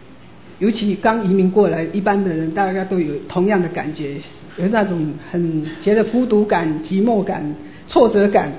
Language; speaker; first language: Chinese; native; Chinese